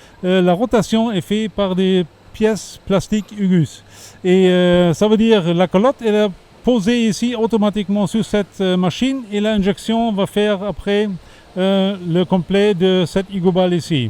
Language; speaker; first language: French; non-native, fluent; German